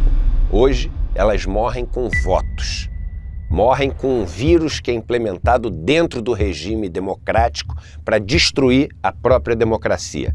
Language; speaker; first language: Portuguese; native; Portuguese